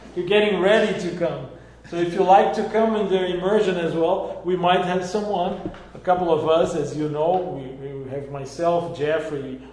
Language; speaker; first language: English; non-native, fluent; Portuguese